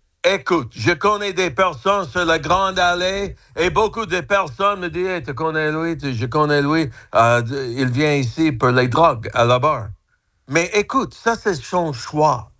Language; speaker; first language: French; non-native, fluent; English